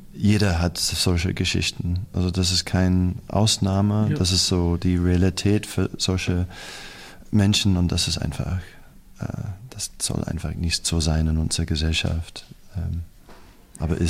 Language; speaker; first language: German; non-native, fluent; English